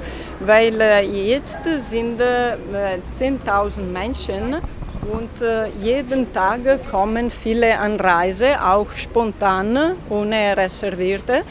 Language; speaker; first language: German; non-native, learner; Italian